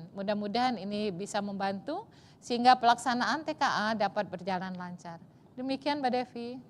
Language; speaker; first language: Indonesian; native; Indonesian